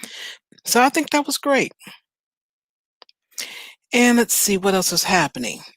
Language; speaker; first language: English; native; English